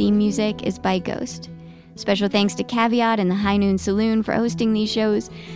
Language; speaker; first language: English; native; English